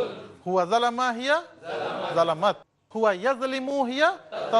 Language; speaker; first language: Arabic; non-native, learner; Urdu